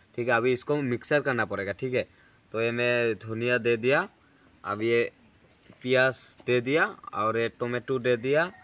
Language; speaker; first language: Hindi; non-native, local second language; Assamese